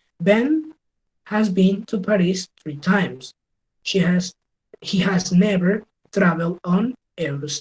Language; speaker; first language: English; non-native, learner; Spanish